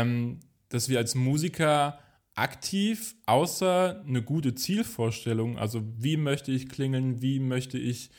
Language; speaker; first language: German; native; German